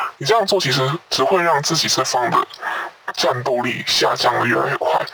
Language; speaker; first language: Chinese; non-native, local second language; Cantonese